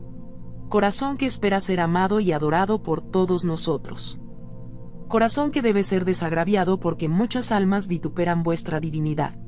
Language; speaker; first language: Spanish; native; Spanish